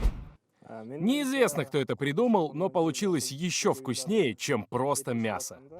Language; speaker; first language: Russian; native; Russian